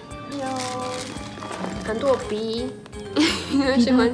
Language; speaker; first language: Chinese; non-native, learner; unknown